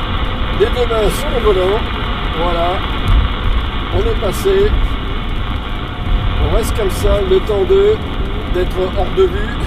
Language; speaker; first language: French; native; French